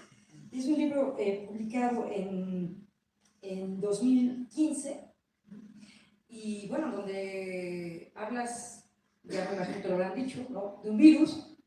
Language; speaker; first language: Spanish; native; Spanish